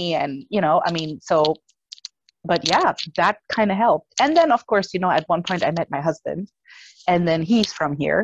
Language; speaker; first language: English; non-native, fluent; German